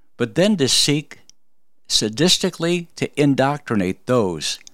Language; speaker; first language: English; early bilingual, other home language; Polish